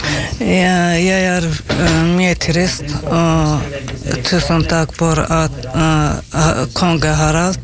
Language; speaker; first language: Norwegian; non-native, learner; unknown